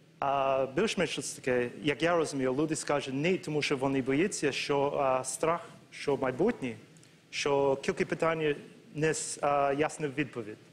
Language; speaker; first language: Ukrainian; non-native, learner; English